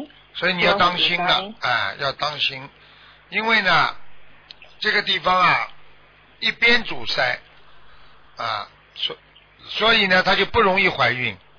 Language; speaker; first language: Chinese; native; Chinese